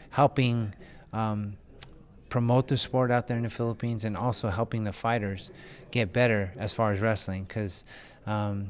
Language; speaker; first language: English; early bilingual, other home language; Filipino